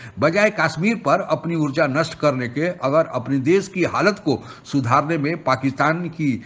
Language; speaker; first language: Hindi; native; Hindi